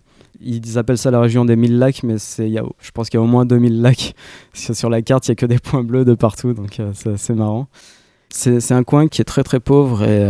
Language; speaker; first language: French; native; French